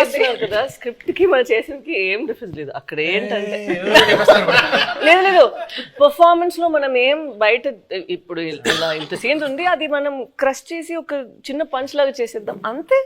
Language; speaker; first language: Telugu; non-native, fluent; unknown